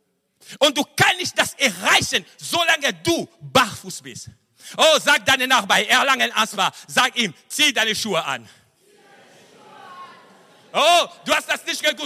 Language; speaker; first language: German; non-native, fluent; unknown